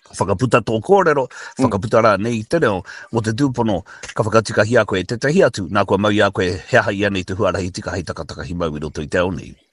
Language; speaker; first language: Māori; non-native, local second language; English